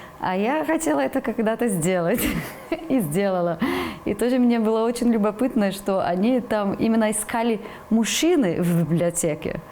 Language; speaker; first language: Russian; non-native, fluent; Portuguese